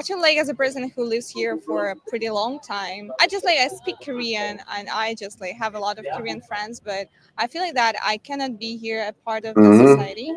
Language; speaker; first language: English; non-native, learner; Ukrainian